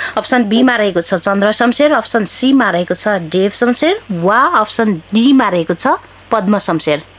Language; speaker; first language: Nepali; non-native, local second language; Dangaura Tharu